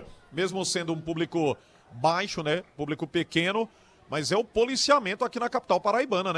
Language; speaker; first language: Portuguese; native; Portuguese